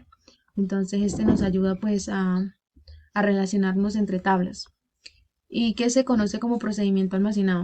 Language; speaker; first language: Spanish; native; Spanish